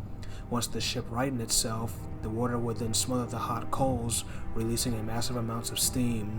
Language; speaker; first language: English; native; English